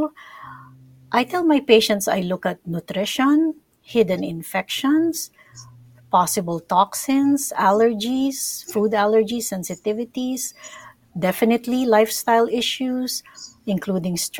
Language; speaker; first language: English; non-native, local second language; Filipino